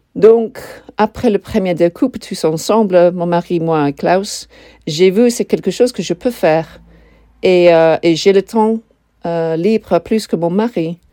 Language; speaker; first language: French; non-native, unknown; English